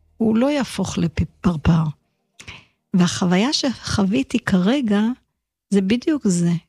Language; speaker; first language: Hebrew; early bilingual, other home language; English